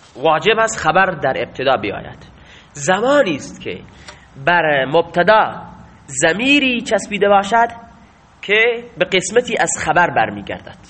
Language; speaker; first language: Persian; non-native, local second language; Baluchi